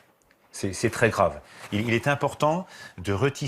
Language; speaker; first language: French; native; French